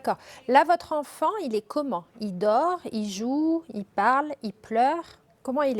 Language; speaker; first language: French; native; French